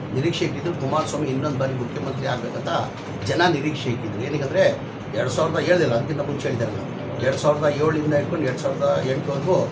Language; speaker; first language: Kannada; non-native, local second language; Urdu